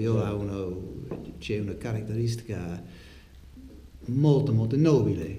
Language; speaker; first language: Italian; non-native, learner; English